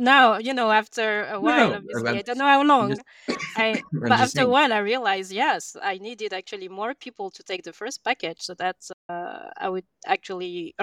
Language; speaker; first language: English; non-native, fluent; French